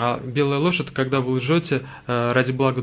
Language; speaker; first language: Russian; native; Russian